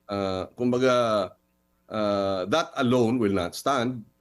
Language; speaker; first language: English; non-native, local second language; Filipino